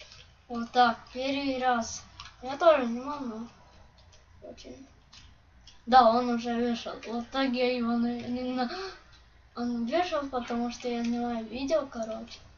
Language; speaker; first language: Russian; non-native, local second language; Ukrainian